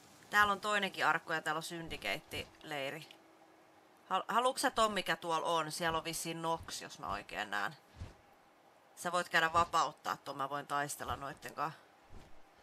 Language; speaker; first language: Finnish; native; Finnish